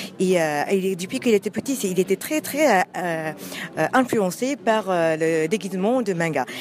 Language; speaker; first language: French; non-native, fluent; Japanese